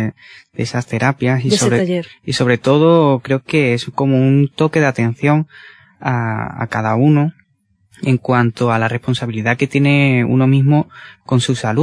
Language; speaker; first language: Spanish; native; Spanish